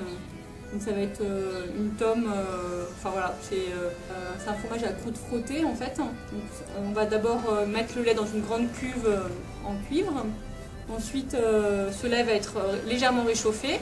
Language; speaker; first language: French; native; French